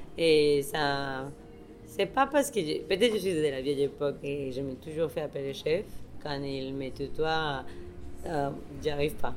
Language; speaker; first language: French; non-native, fluent; Spanish